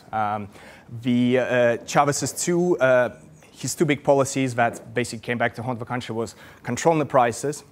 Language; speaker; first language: English; non-native, fluent; Russian